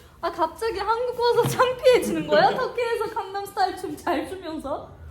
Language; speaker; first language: Korean; non-native, fluent; Turkish